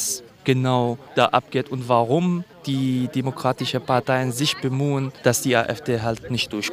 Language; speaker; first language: German; non-native, fluent; Kurdish